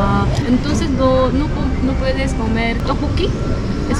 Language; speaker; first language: Spanish; non-native, learner; Korean